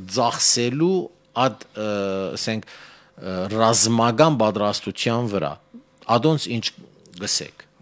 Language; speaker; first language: Armenian; early bilingual, heritage; Armenian